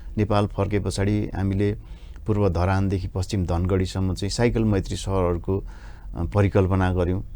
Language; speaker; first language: Nepali; native; Nepali